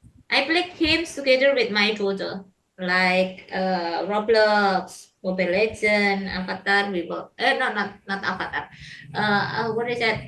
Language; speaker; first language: English; non-native, fluent; Indonesian